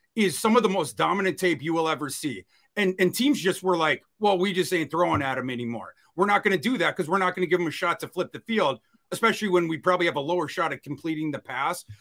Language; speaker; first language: English; native; English